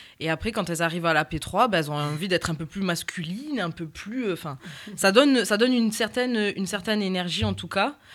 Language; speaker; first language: French; native; French